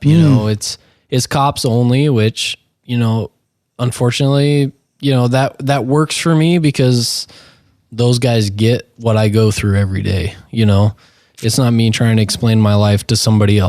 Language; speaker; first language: English; native; English